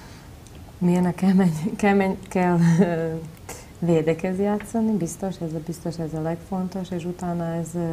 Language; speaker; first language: Hungarian; non-native, learner; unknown